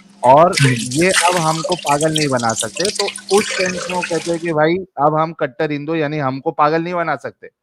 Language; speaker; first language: Hindi; native; Hindi